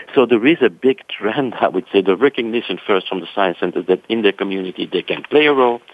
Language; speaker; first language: English; non-native, fluent; French